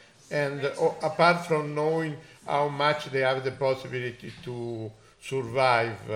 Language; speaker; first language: English; non-native, fluent; Italian